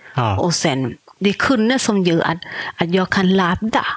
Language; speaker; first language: Swedish; non-native, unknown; Thai